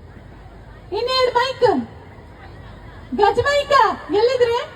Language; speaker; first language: Kannada; native; Kannada